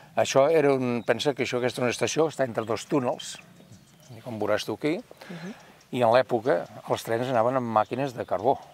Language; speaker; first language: Catalan; native; Catalan